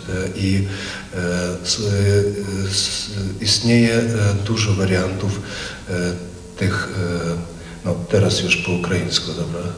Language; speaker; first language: Polish; non-native, learner; Ukrainian